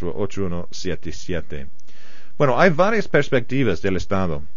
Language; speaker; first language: Spanish; non-native, fluent; English